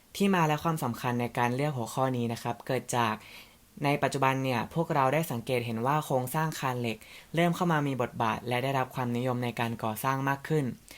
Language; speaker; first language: Thai; native; Thai